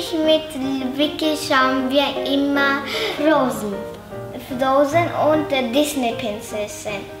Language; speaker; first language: German; early bilingual, other home language; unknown